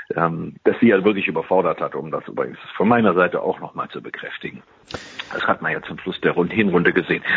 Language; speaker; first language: German; native; German